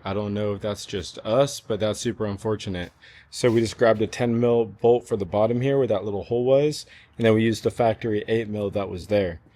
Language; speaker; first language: English; native; English